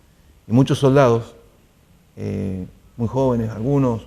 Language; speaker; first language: Spanish; native; Spanish